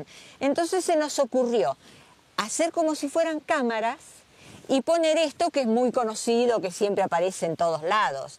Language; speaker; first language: Spanish; native; Spanish